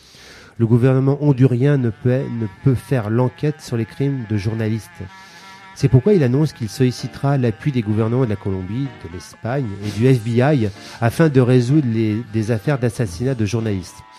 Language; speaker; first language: French; native; French